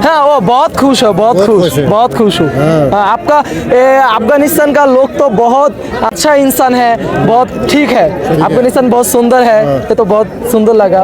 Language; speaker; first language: Hindi; non-native, learner; Bangla